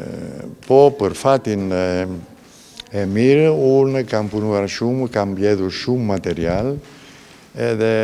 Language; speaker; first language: Albanian; non-native, fluent; Greek